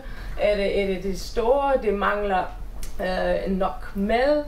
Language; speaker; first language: Danish; non-native, fluent; German